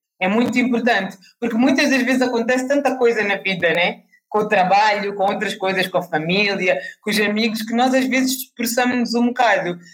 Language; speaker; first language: Portuguese; native; Portuguese